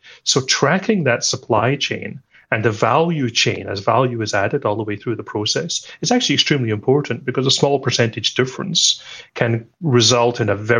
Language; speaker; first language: English; native; English